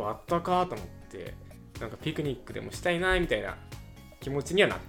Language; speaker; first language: Japanese; native; Japanese